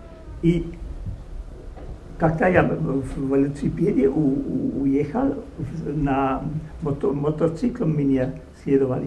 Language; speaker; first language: Russian; non-native, learner; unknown